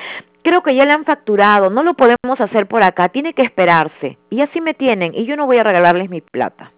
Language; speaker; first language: Spanish; native; Spanish